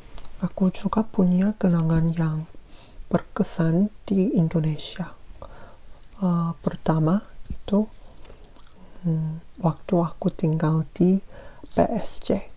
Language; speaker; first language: Indonesian; non-native, fluent; Korean